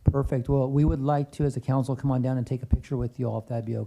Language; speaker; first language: English; native; English